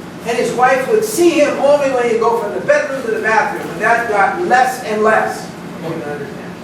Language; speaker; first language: English; native; English